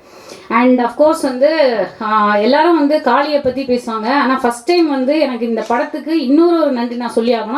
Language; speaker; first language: Tamil; native; Tamil